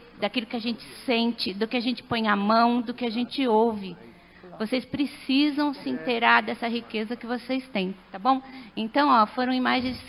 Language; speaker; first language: Portuguese; native; Portuguese